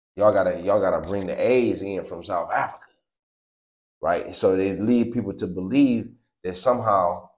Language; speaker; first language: English; native; English